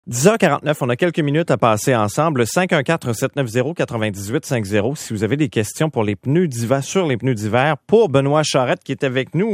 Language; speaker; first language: French; native; French